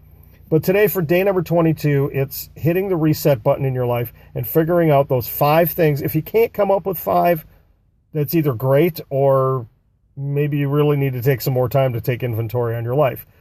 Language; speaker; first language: English; native; English